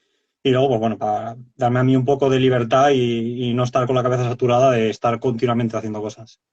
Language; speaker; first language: Spanish; native; Spanish